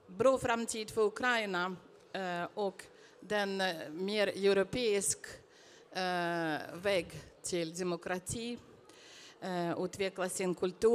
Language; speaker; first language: Swedish; non-native, fluent; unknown